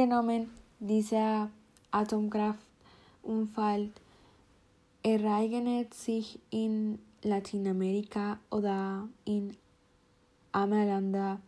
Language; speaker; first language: German; non-native, learner; Spanish